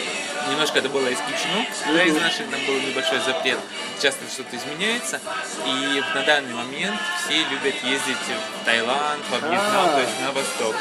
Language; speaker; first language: Russian; native; Russian